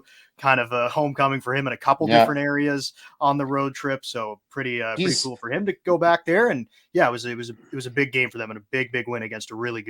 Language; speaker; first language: English; native; English